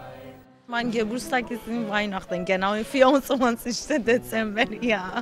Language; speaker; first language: German; non-native, learner; Persian